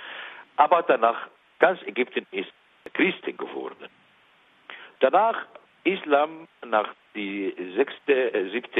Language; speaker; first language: German; non-native, learner; Arabic